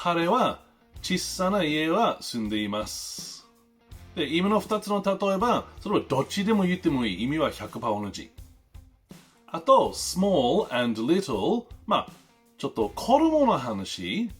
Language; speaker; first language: Japanese; non-native, learner; English